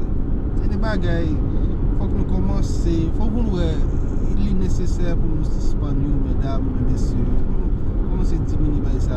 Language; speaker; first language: French; non-native, learner; Haitian Creole